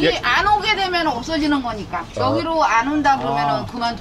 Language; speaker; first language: Korean; native; Korean